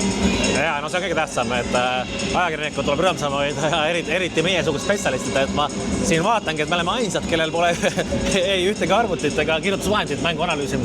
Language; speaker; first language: Estonian; native; Estonian